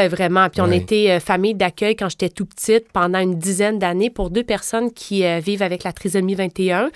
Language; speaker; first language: French; native; French